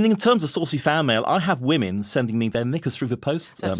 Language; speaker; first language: English; native; English